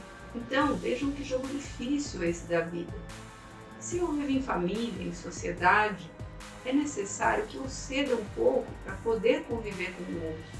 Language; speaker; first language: Portuguese; native; Portuguese